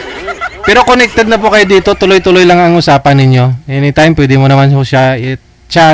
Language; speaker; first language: Filipino; native; Filipino